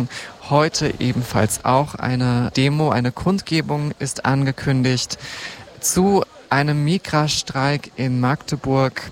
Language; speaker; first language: German; native; German